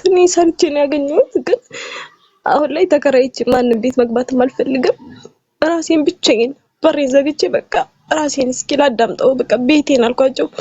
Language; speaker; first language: Amharic; native; Amharic